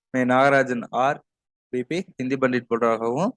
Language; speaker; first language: Hindi; non-native, local second language; Tamil